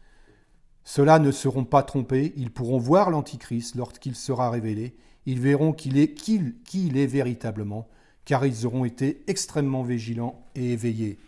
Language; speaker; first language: French; native; French